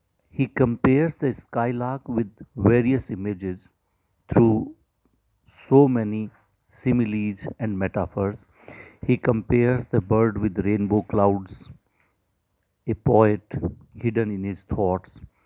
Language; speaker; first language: English; non-native, local second language; Hindi